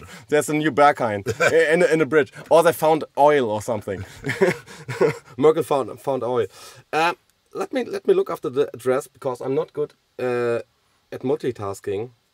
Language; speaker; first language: English; non-native, fluent; German